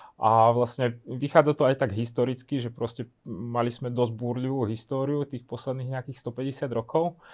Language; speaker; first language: Slovak; native; Slovak